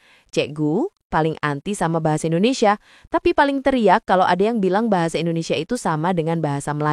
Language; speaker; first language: Indonesian; native; Indonesian